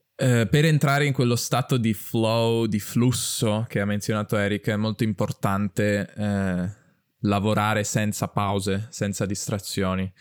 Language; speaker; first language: Italian; native; Italian